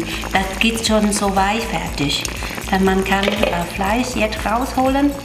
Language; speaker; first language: German; non-native, learner; Vietnamese